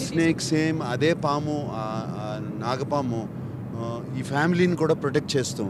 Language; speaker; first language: Telugu; native; Telugu